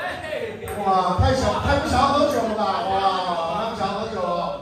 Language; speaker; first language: Chinese; native; Chinese